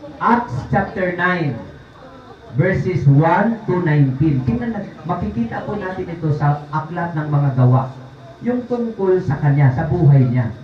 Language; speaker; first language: Filipino; non-native, local second language; Cebuano